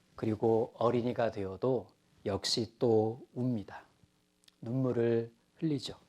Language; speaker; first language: Korean; native; Korean